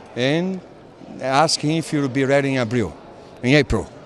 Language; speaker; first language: English; non-native, fluent; Portuguese